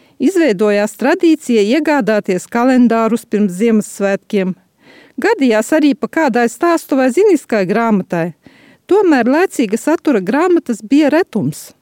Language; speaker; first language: Latvian; native; Latvian